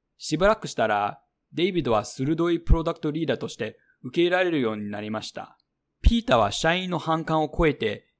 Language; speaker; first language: Japanese; non-native, fluent; English